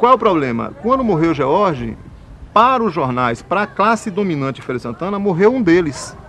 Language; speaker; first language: Portuguese; native; Portuguese